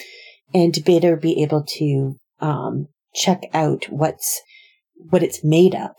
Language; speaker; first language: English; native; English